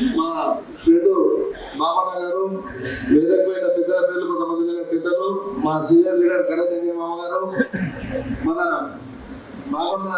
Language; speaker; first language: Telugu; native; Telugu